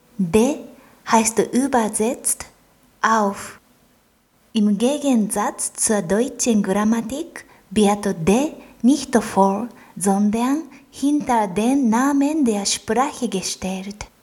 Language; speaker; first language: German; non-native, fluent; Japanese